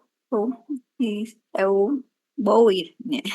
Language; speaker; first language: Portuguese; non-native, learner; Spanish